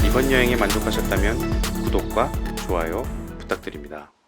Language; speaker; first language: Korean; native; Korean